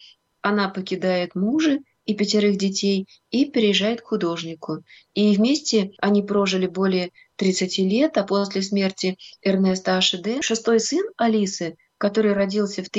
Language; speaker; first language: Russian; native; Russian